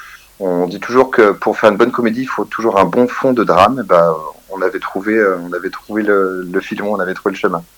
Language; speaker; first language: French; native; French